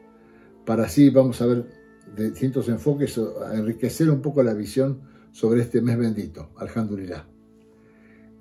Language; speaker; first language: Spanish; native; Spanish